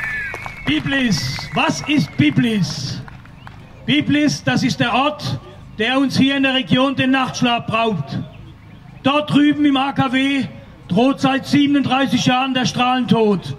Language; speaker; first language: German; native; German